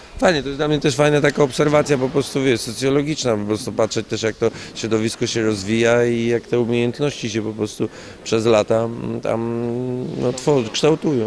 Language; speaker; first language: Polish; native; Polish